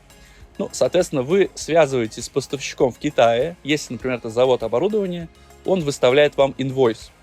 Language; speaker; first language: Russian; native; Russian